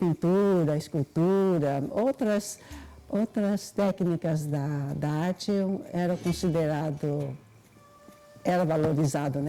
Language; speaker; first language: Portuguese; early bilingual, other home language; Cantonese